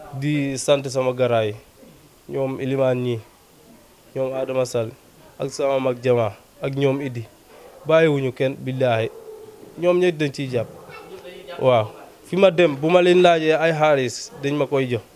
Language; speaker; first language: Wolof; non-native, local second language; Serer